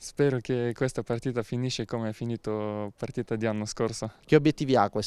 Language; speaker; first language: Italian; non-native, learner; Bulgarian